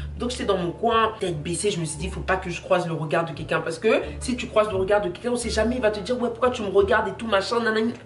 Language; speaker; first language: French; native; French